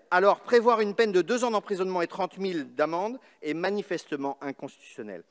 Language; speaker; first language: French; native; French